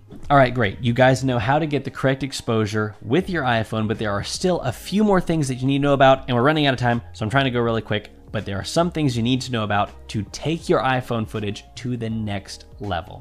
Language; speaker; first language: English; native; English